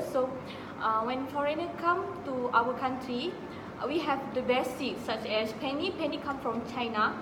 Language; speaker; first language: English; non-native, local second language; Malay